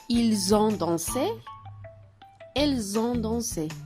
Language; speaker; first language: French; non-native, fluent; Spanish